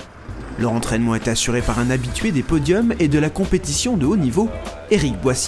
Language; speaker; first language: French; native; French